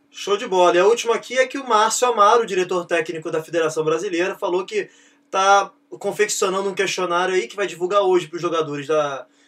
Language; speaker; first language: Portuguese; native; Portuguese